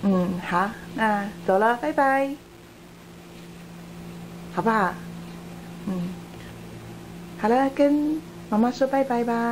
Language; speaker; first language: Chinese; native; Chinese